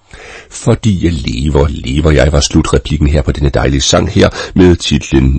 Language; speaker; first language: Danish; native; Danish